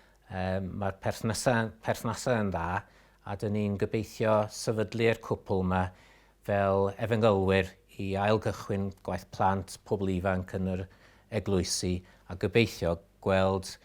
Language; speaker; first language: Welsh; native; Welsh